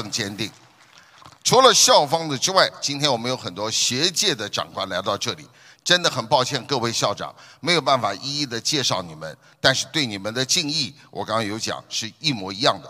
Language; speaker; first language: Chinese; native; Chinese